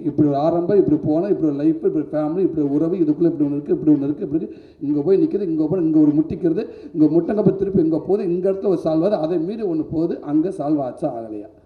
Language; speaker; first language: Tamil; native; Tamil